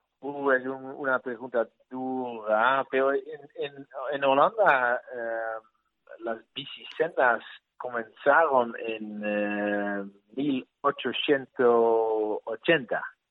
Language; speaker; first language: Spanish; non-native, learner; Dutch